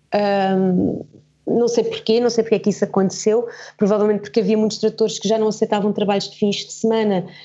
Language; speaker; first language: Portuguese; early bilingual, heritage; German